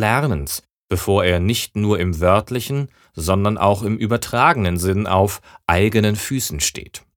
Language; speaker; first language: German; native; German